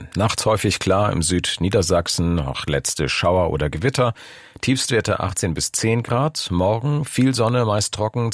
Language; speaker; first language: German; native; German